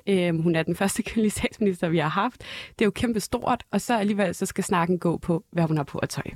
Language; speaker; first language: Danish; early bilingual, other home language; Arabic